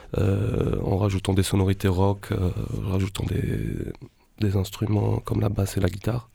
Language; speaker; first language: French; non-native, local second language; Arabic